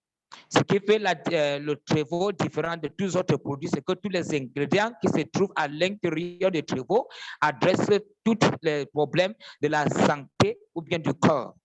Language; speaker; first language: French; non-native, fluent; English